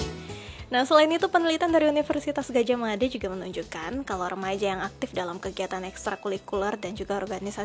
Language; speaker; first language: Indonesian; native; Indonesian